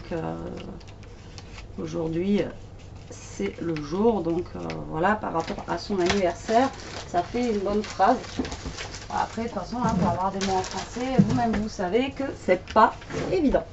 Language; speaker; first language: French; native; French